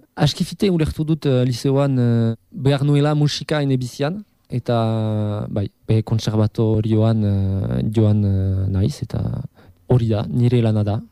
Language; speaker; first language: Basque; non-native, local second language; French